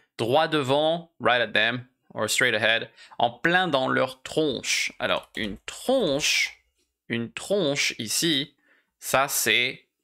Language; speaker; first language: French; native; French